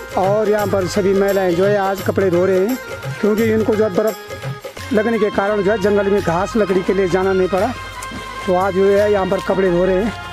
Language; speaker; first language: Hindi; native; Hindi